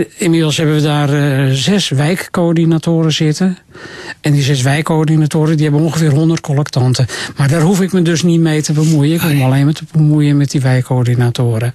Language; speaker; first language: Dutch; native; Dutch